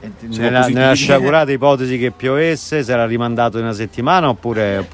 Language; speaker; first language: Italian; native; Italian